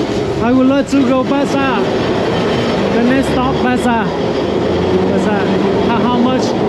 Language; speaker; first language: English; non-native, learner; Vietnamese